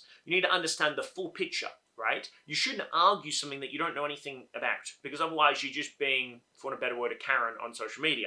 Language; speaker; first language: English; native; English